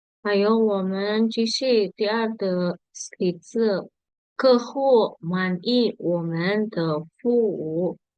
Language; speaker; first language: Chinese; non-native, fluent; Indonesian